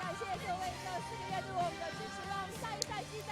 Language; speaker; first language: Chinese; native; Chinese